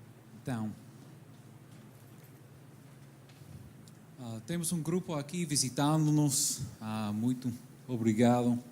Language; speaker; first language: Portuguese; non-native, learner; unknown